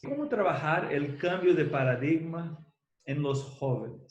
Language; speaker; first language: Spanish; non-native, fluent; Portuguese